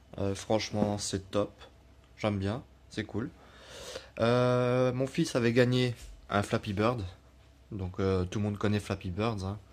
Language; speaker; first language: French; native; French